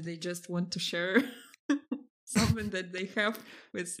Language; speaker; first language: English; non-native, fluent; Russian